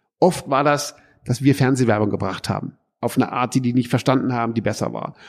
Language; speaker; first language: German; early bilingual, heritage; German